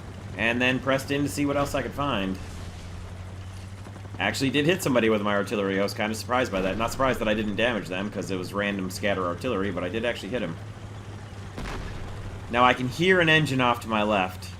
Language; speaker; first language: English; native; English